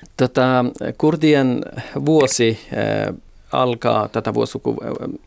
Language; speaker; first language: Finnish; non-native, fluent; Kurdish